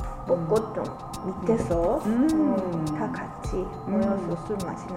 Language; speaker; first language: Korean; non-native, learner; Japanese